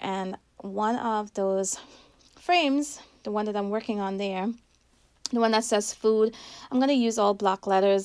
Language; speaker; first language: English; native; English